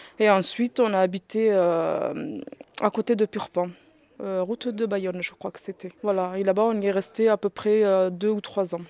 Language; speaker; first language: French; early bilingual, other home language; Riffian